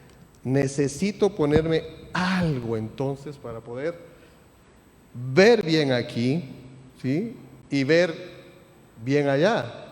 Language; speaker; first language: Spanish; native; Spanish